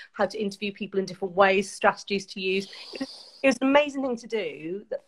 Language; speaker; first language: English; native; English